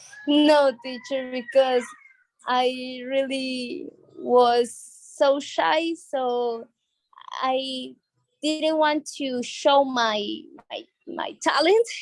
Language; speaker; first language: English; non-native, learner; Spanish